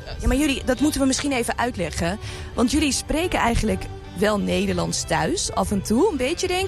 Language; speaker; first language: Dutch; native; Dutch